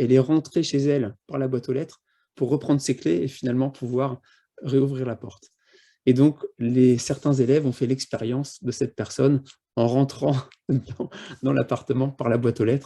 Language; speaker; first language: French; native; French